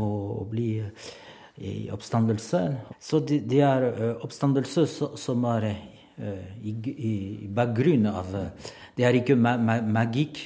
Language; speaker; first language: Norwegian; non-native, learner; French